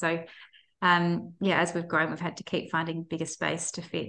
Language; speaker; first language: English; native; English